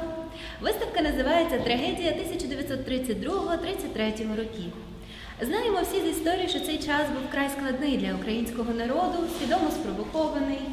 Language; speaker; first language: Ukrainian; native; Ukrainian